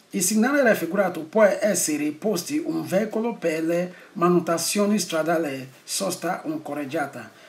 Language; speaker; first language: Italian; non-native, learner; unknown